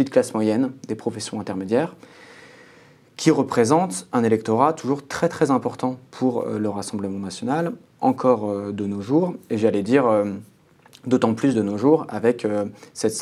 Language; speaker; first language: French; native; French